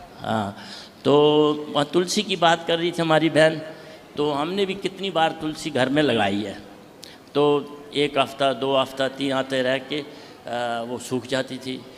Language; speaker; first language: Hindi; native; Hindi